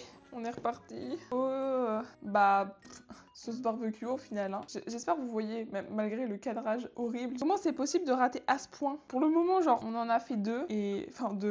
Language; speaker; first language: French; native; French